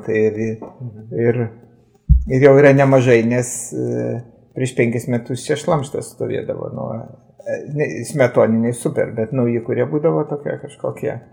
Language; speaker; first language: Lithuanian; native; Lithuanian